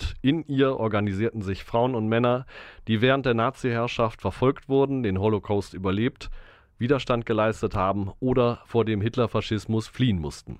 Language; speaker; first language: German; native; German